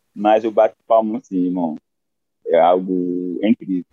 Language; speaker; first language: Portuguese; non-native, fluent; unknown